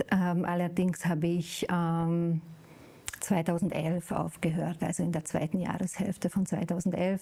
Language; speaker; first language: German; non-native, fluent; Hungarian